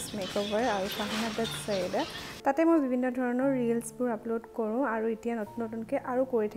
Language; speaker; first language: Hindi; non-native, local second language; Assamese